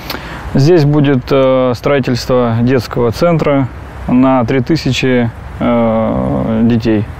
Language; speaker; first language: Russian; native; Russian